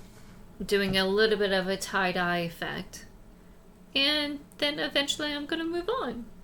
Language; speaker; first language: English; native; English